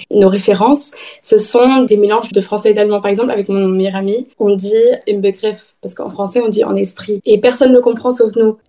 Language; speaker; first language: French; early bilingual, heritage; French